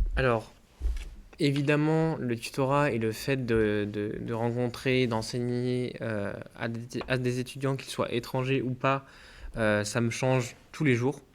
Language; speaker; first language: French; native; French